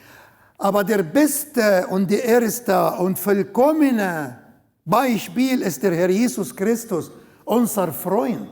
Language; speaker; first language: German; non-native, learner; Arabic